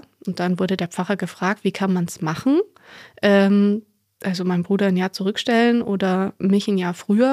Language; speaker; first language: German; native; German